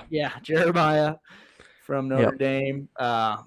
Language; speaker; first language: English; native; English